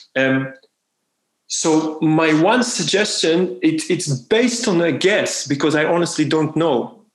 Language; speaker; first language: English; non-native, fluent; Hebrew